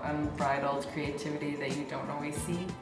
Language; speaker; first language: English; native; English